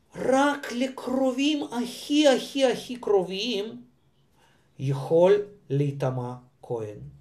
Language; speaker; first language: Hebrew; non-native, fluent; Russian